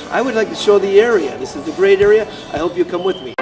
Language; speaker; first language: English; native; English